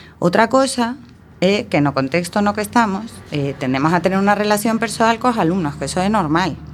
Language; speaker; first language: Galician; non-native, local second language; Spanish